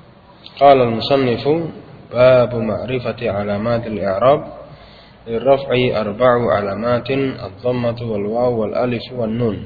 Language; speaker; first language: Arabic; non-native, fluent; Indonesian